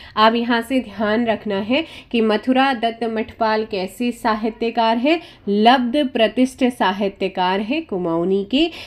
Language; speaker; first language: Hindi; native; Hindi